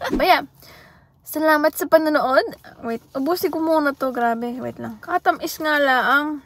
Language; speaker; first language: Filipino; early bilingual, heritage; Filipino